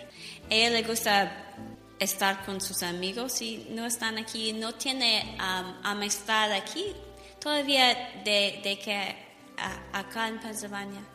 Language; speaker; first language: Spanish; non-native, learner; English